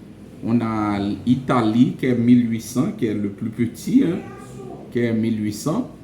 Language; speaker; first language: French; non-native, local second language; Haitian Creole